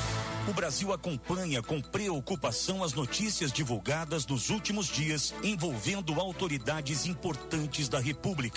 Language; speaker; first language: Portuguese; native; Portuguese